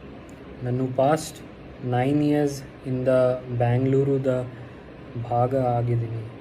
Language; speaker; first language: Kannada; non-native, local second language; Hindi